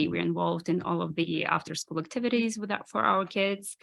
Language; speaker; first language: English; non-native, fluent; Ukrainian